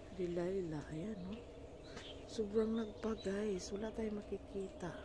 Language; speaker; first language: Filipino; non-native, local second language; Cebuano